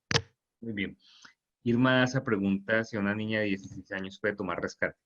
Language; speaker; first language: Spanish; native; Spanish